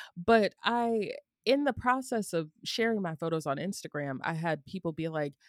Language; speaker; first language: English; native; English